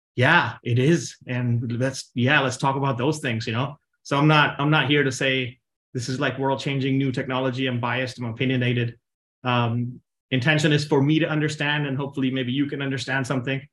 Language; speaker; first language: English; non-native, local second language; Punjabi